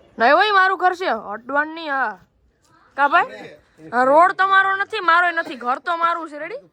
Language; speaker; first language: Gujarati; native; Gujarati